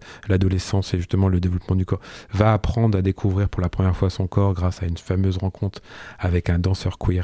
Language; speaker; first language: French; native; French